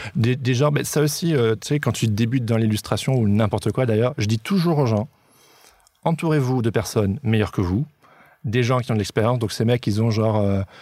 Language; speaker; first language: French; native; French